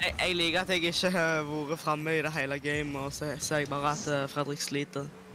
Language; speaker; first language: Norwegian; native; Norwegian